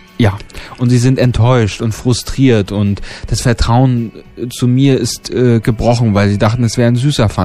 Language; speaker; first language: German; native; German